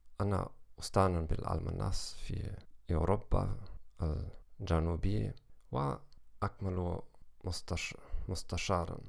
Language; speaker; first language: Arabic; non-native, learner; German